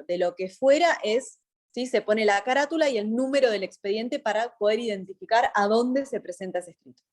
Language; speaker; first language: Spanish; native; Spanish